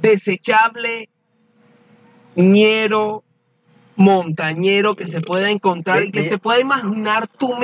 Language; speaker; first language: Spanish; native; Spanish